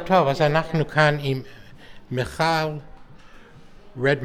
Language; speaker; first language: Hebrew; non-native, learner; English